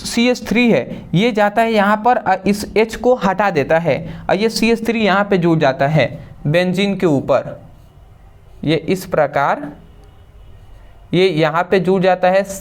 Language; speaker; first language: Hindi; native; Hindi